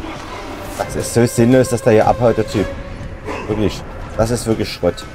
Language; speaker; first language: German; native; German